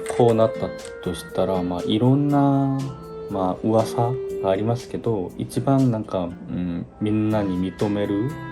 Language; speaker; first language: Japanese; non-native, fluent; Korean